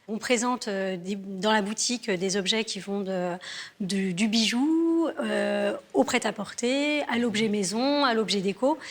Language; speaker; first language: French; native; French